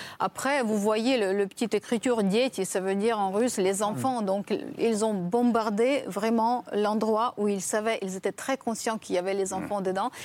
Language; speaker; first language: French; non-native, fluent; Ukrainian